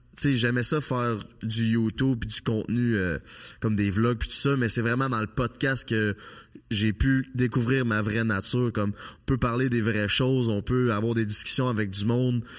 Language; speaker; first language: French; native; French